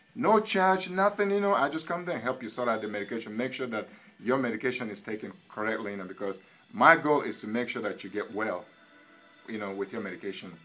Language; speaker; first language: English; non-native, local second language; Igbo